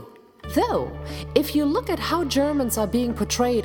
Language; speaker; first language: English; non-native, fluent; German